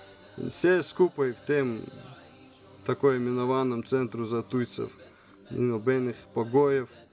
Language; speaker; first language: Slovenian; non-native, learner; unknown